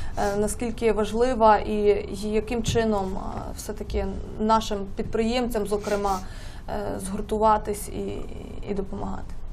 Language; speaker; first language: Ukrainian; native; Ukrainian